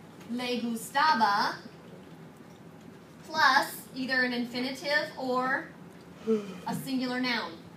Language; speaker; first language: English; native; English